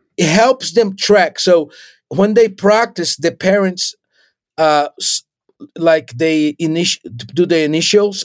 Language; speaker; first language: English; non-native, fluent; Portuguese